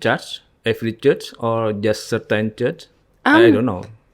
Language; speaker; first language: English; non-native, learner; Indonesian